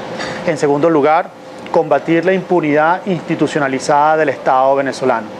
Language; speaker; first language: Spanish; native; Spanish